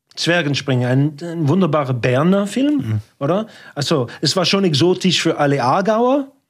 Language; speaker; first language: German; non-native, local second language; French